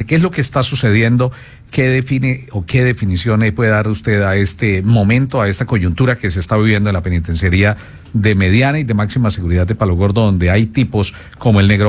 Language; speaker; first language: Spanish; native; Spanish